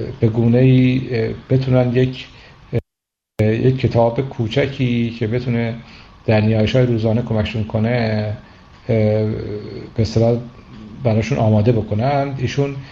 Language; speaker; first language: Persian; native; Persian